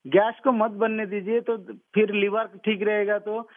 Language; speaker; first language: Hindi; non-native, local second language; Bangla